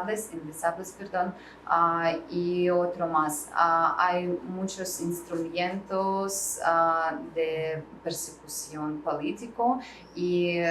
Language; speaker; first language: Spanish; non-native, learner; Russian